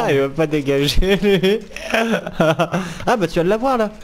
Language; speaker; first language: French; native; French